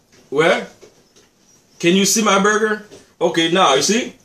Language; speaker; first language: English; non-native, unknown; Haitian Creole